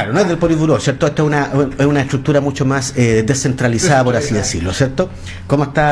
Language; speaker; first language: Spanish; native; Spanish